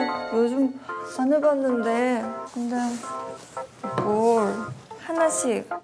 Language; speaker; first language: Korean; non-native, fluent; Japanese